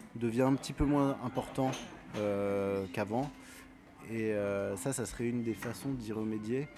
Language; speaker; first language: French; native; French